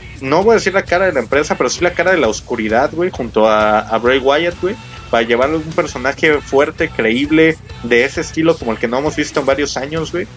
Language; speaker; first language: Spanish; native; Spanish